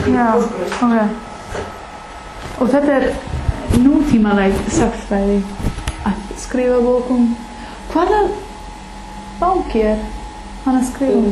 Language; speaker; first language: Icelandic; non-native, learner; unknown